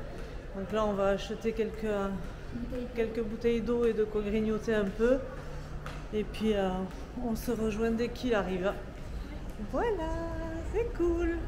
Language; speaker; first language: French; native; French